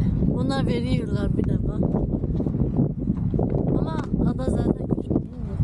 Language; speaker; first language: Turkish; non-native, learner; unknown